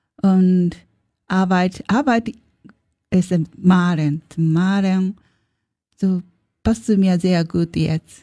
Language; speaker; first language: German; non-native, learner; Japanese